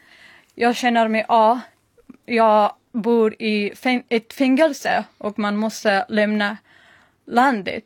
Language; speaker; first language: Swedish; non-native, learner; Persian